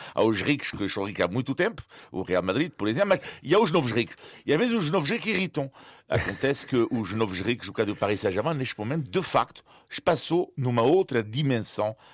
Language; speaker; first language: Portuguese; non-native, fluent; French